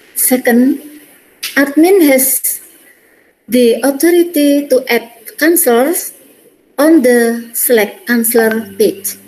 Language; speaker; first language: English; non-native, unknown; Indonesian